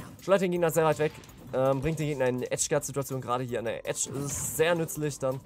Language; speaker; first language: German; native; German